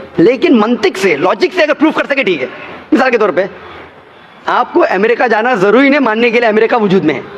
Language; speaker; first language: Hindi; non-native, local second language; Konkani